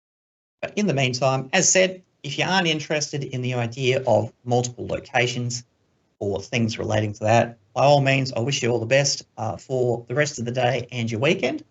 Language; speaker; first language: English; native; English